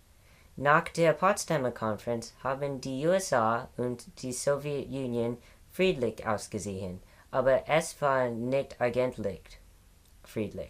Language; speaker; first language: German; non-native, learner; English